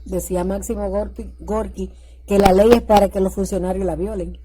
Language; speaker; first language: Spanish; native; Spanish